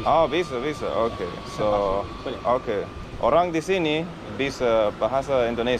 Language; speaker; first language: Indonesian; non-native, learner; English